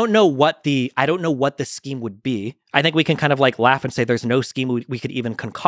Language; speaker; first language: English; native; English